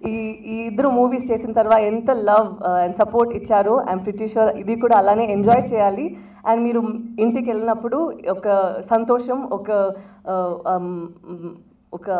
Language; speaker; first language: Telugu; non-native, local second language; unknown